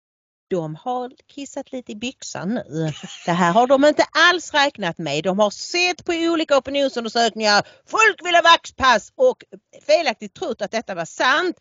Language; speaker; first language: Swedish; native; Swedish